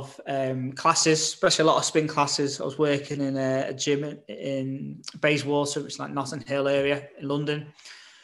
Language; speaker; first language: English; native; English